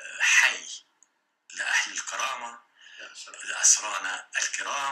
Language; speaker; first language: Arabic; native; Arabic